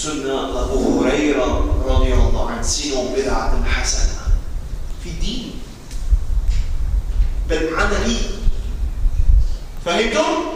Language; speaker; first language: Arabic; non-native, fluent; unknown